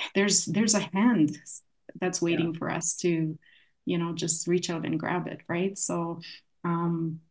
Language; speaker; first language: English; non-native, fluent; Polish